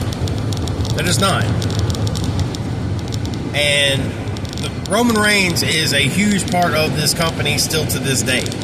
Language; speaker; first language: English; native; English